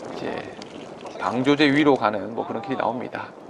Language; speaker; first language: Korean; native; Korean